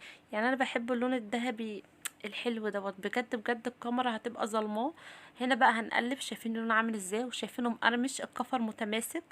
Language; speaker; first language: Arabic; native; Arabic